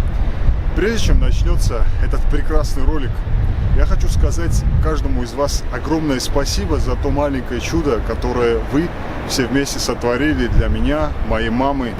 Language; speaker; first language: Russian; native; Russian